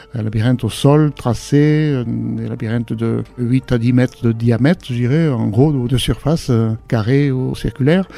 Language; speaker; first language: French; non-native, local second language; Basque